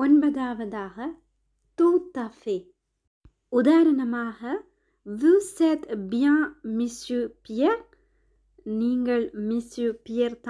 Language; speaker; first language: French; non-native, fluent; Tamil